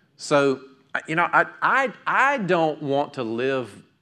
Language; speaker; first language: English; native; English